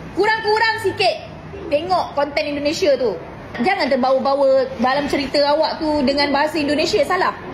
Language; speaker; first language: Malay; native; Malay